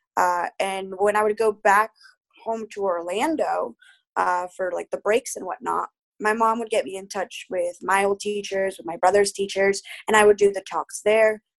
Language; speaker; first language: English; early bilingual, other home language; Spanish